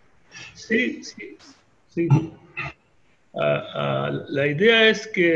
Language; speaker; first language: Spanish; non-native, fluent; Hebrew